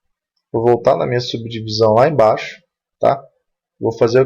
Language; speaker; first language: Portuguese; native; Portuguese